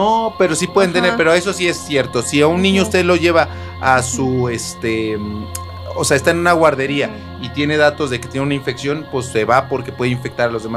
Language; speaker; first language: Spanish; native; Spanish